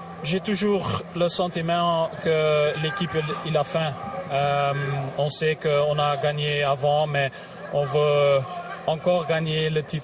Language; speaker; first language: French; non-native, local second language; Dutch